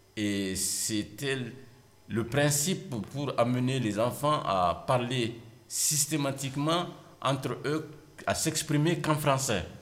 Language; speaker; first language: French; non-native, local second language; Mandingo